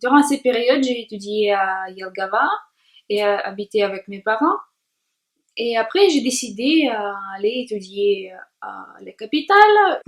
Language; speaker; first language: French; non-native, learner; Russian